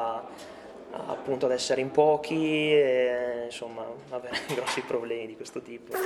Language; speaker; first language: Italian; native; Italian